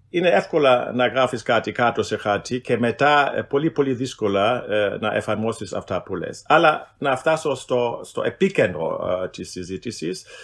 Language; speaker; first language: Greek; non-native, fluent; German